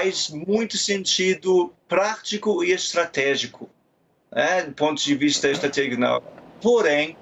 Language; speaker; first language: Portuguese; non-native, fluent; German